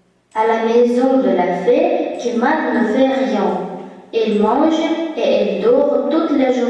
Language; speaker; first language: French; non-native, learner; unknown